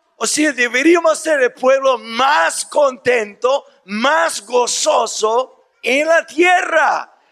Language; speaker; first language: Spanish; non-native, fluent; English